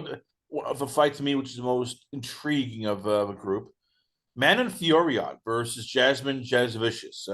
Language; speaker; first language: English; native; English